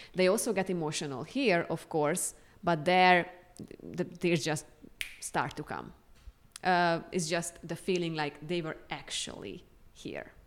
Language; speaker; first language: English; non-native, fluent; Hungarian